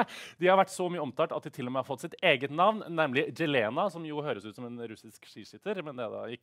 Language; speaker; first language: Norwegian; native; Norwegian